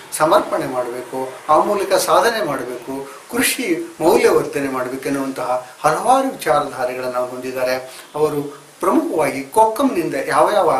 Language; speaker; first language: Kannada; native; Kannada